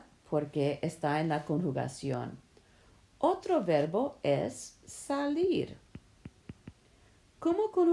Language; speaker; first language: Spanish; non-native, fluent; English